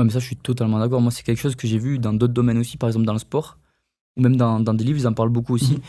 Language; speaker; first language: French; native; French